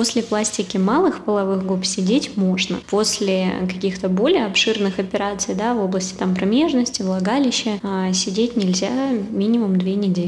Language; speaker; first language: Russian; native; Russian